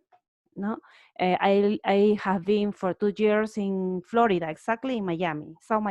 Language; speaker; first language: English; non-native, learner; Spanish